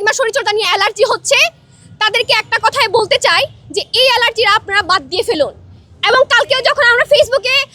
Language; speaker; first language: Bangla; non-native, local second language; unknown